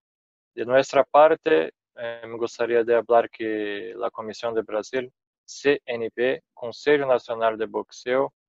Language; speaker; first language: Spanish; non-native, fluent; Portuguese